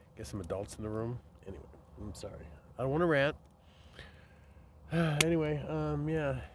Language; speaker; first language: English; native; English